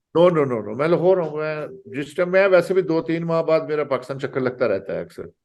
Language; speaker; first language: Urdu; non-native, local second language; Punjabi